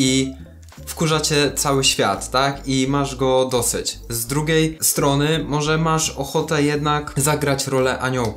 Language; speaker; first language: Polish; native; Polish